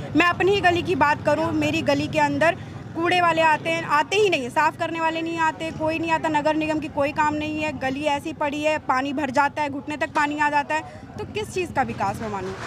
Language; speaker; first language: Hindi; native; Hindi